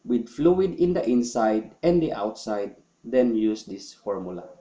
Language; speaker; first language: English; non-native, local second language; Filipino